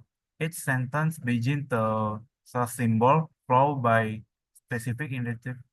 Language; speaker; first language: English; non-native, learner; Indonesian